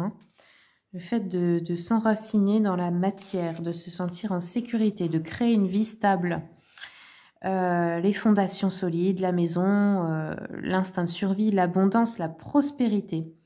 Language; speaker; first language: French; native; French